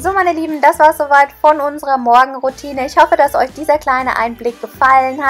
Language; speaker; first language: German; native; German